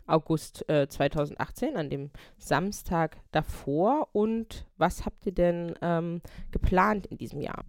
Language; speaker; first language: German; native; German